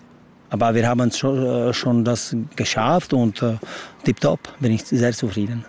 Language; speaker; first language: German; non-native, learner; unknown